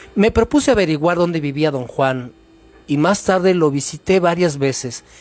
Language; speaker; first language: Spanish; native; Spanish